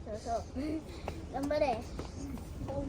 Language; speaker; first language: Japanese; early bilingual, other home language; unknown